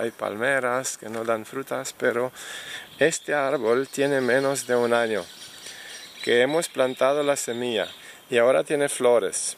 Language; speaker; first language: Spanish; non-native, fluent; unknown